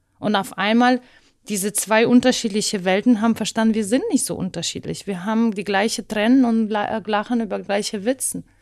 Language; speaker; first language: German; non-native, fluent; Ukrainian